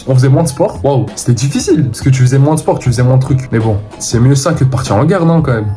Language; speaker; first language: French; native; French